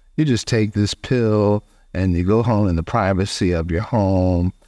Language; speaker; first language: English; native; English